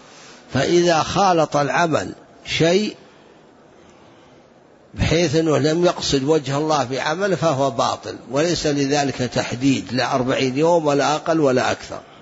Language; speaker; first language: Arabic; native; Arabic